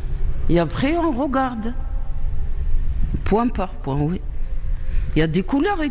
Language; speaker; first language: French; non-native, learner; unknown